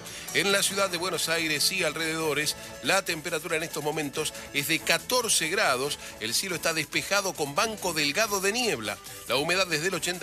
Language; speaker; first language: Spanish; native; Spanish